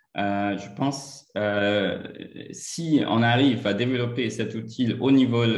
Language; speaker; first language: French; non-native, fluent; German